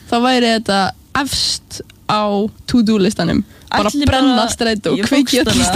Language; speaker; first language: Icelandic; native; Icelandic